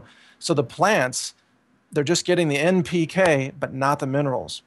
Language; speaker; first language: English; native; English